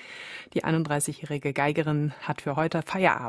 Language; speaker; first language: German; native; German